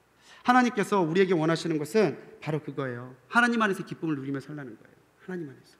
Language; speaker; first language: Korean; native; Korean